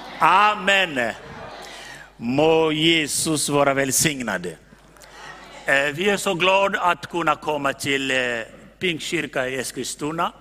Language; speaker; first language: Swedish; non-native, fluent; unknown